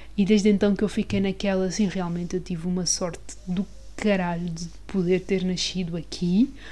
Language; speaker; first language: Portuguese; native; Portuguese